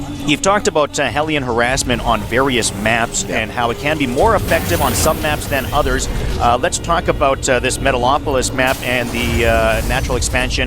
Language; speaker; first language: English; native; English